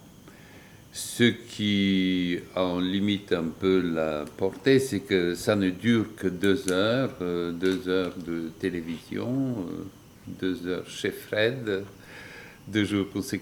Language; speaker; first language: French; non-native, fluent; Bulgarian